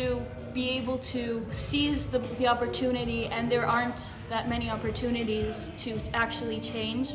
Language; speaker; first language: English; non-native, fluent; Italian